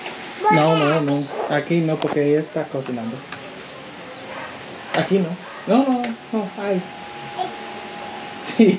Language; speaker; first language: Spanish; non-native, learner; English